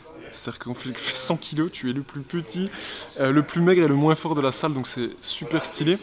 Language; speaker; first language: French; native; French